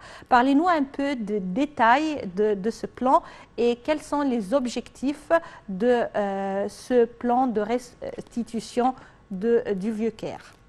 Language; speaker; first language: French; non-native, fluent; Arabic